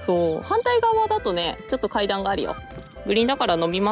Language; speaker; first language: Japanese; native; Japanese